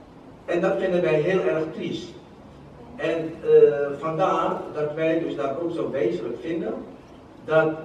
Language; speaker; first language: Dutch; non-native, local second language; Javanese